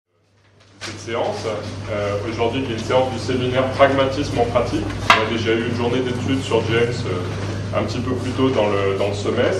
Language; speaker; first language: French; native; French